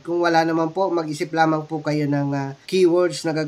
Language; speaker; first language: Filipino; native; Filipino